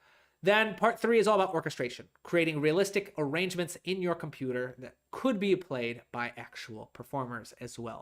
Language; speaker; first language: English; native; English